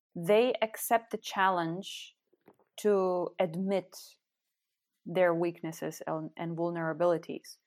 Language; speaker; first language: English; non-native, fluent; Lithuanian